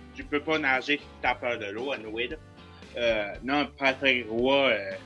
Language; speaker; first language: French; native; French